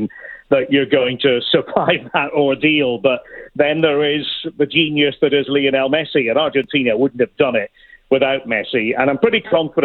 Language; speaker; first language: English; native; English